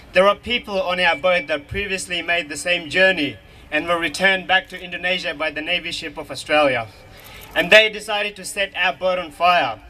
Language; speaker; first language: English; early bilingual, other home language; Hazaragi